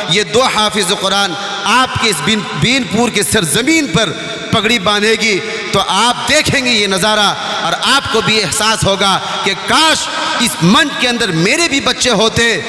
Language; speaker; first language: Urdu; non-native, local second language; Bangla